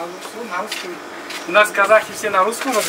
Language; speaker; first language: Russian; non-native, local second language; Uzbek